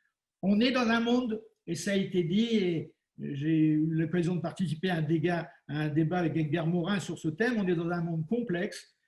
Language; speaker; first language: French; native; French